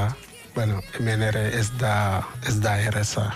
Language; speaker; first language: Basque; non-native, fluent; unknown